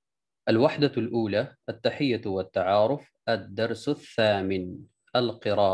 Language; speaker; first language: Arabic; non-native, fluent; Urdu